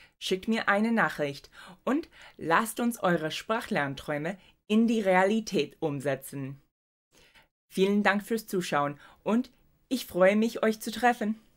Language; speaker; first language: German; non-native, fluent; English